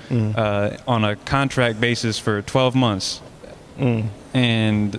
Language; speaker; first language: English; native; English